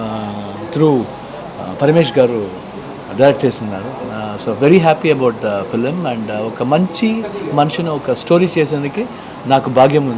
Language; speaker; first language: Telugu; non-native, learner; Kannada